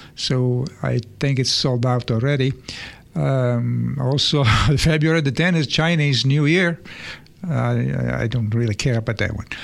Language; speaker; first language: English; non-native, fluent; Italian